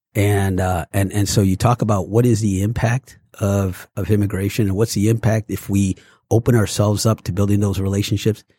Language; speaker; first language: English; early bilingual, other home language; Spanish